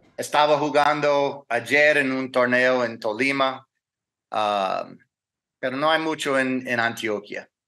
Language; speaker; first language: Spanish; non-native, learner; English